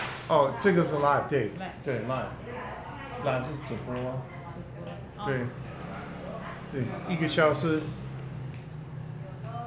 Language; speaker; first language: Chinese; non-native, learner; English